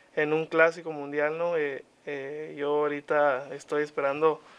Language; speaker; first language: Spanish; native; Spanish